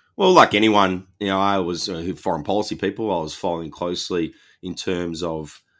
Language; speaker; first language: English; native; English